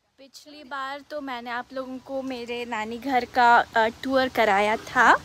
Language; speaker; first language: Hindi; native; Hindi